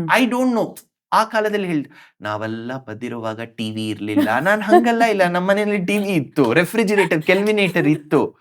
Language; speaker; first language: Kannada; non-native, local second language; Tamil